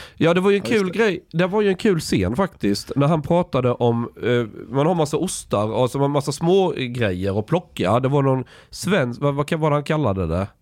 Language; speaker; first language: Swedish; native; Swedish